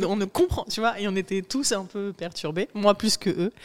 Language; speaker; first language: French; native; French